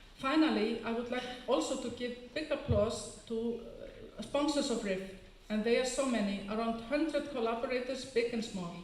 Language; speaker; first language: English; non-native, fluent; Icelandic